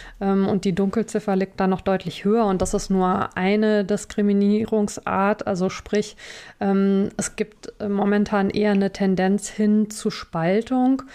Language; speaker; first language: German; native; German